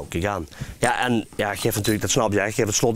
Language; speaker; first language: Dutch; native; Dutch